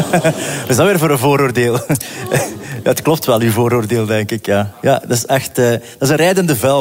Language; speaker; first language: Dutch; native; Dutch